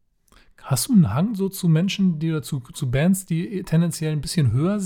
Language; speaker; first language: German; native; German